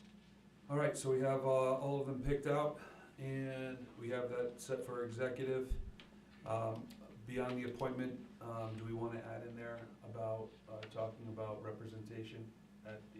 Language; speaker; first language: English; native; English